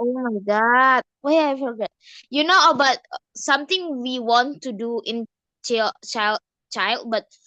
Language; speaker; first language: English; non-native, learner; Indonesian